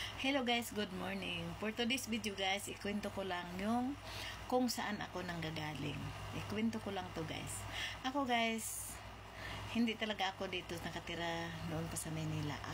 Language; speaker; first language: Filipino; non-native, local second language; Cebuano